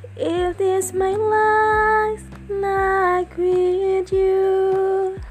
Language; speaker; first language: English; non-native, learner; Indonesian